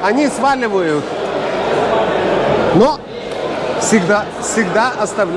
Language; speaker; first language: Russian; non-native, local second language; Lithuanian